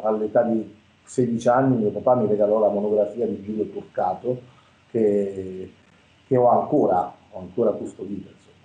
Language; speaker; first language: Italian; native; Italian